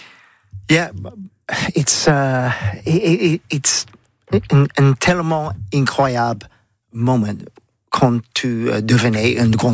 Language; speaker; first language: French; non-native, learner; English